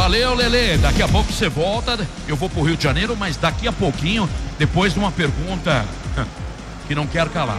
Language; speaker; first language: Portuguese; native; Portuguese